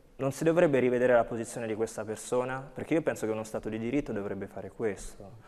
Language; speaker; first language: Italian; early bilingual, other home language; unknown